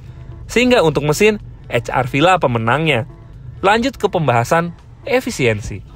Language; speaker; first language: Indonesian; native; Indonesian